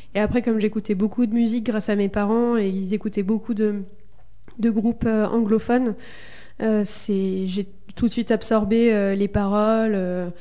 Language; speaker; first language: French; early bilingual, other home language; Spanish